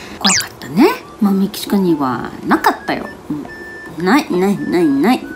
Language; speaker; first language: Japanese; non-native, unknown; Spanish